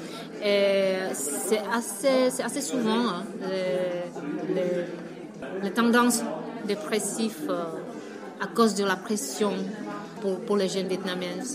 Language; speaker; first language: French; non-native, fluent; Vietnamese